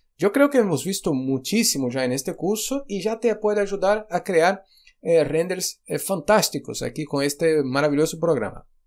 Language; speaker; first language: Spanish; non-native, fluent; Portuguese